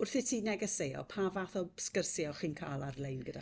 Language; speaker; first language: Welsh; native; Welsh